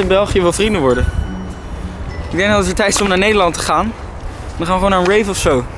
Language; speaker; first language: Dutch; native; Dutch